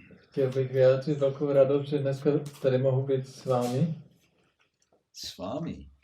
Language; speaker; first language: Czech; non-native, learner; English